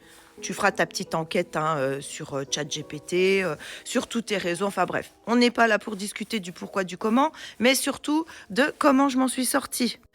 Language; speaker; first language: French; native; French